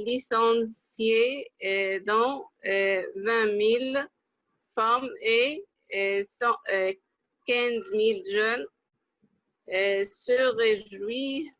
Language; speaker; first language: French; non-native, learner; Arabic